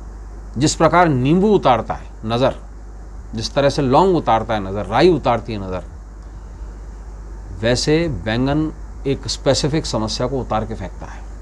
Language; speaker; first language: Hindi; native; Hindi